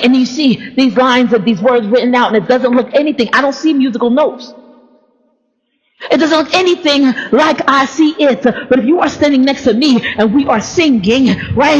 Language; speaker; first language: English; native; English